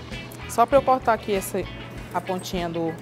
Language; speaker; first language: Portuguese; native; Portuguese